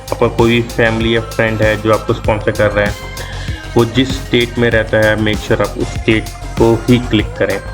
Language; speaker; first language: Hindi; non-native, local second language; Punjabi